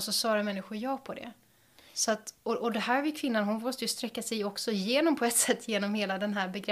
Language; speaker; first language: Swedish; native; Swedish